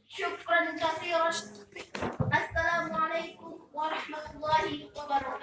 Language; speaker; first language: Arabic; non-native, learner; Indonesian